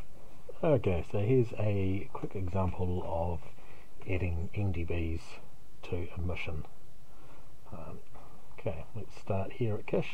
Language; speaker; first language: English; native; English